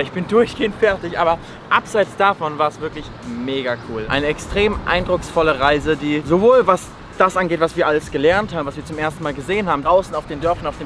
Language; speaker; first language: German; native; German